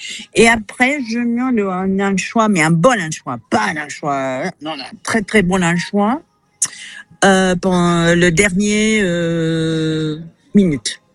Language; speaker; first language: French; non-native, fluent; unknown